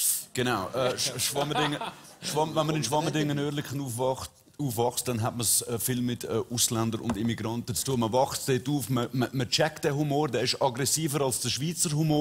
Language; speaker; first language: German; native; German